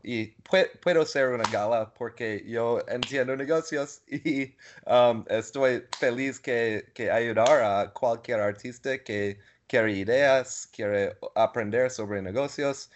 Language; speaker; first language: Spanish; non-native, learner; English